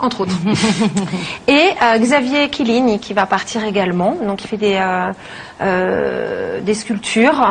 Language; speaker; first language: French; native; French